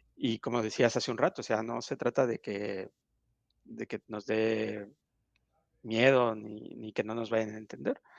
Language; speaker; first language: Spanish; native; Spanish